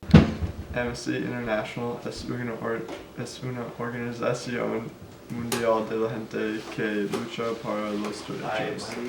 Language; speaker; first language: Spanish; non-native, learner; English